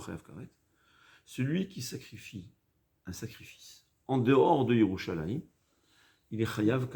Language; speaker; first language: French; native; French